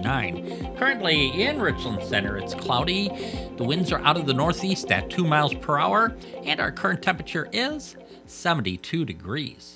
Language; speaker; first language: English; native; English